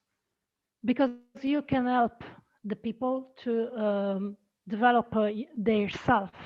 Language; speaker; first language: English; non-native, learner; Italian